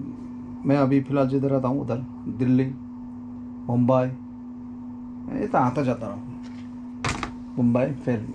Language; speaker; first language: Hindi; non-native, local second language; Bangla